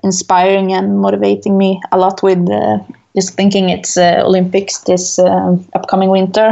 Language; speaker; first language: English; non-native, fluent; Swedish